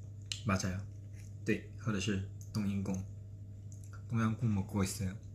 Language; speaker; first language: Korean; non-native, fluent; Chinese